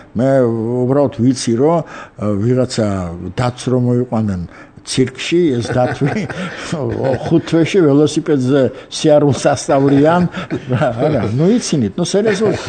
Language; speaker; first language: Georgian; non-native, local second language; Armenian